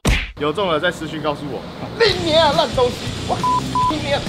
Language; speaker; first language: Chinese; native; Chinese